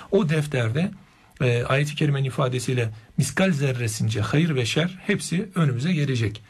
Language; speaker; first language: Turkish; native; Turkish